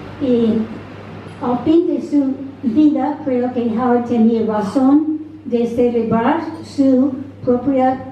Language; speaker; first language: Spanish; non-native, fluent; English